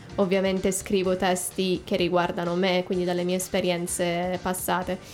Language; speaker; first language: Italian; native; Italian